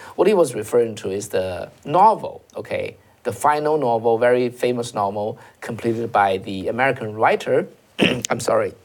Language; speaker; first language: English; non-native, fluent; Chinese